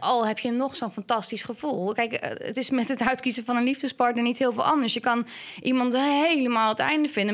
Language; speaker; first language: Dutch; native; Dutch